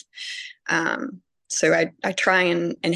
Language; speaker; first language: English; native; English